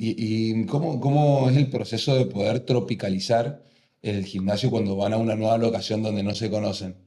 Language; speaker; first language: Spanish; native; Spanish